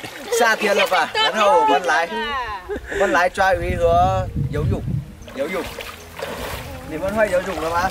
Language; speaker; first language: Chinese; non-native, learner; Vietnamese